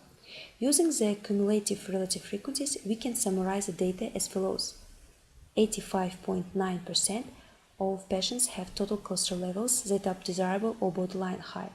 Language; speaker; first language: English; non-native, fluent; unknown